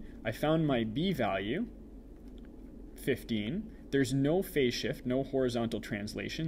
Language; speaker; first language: English; native; English